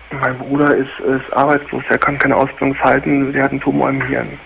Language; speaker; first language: German; native; German